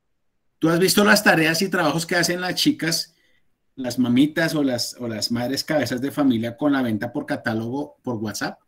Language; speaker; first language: Spanish; native; Spanish